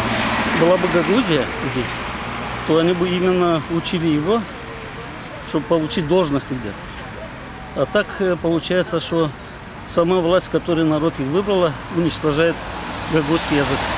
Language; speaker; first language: Russian; non-native, local second language; Gagauz